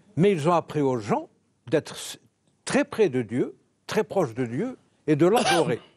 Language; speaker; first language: French; non-native, local second language; Arabic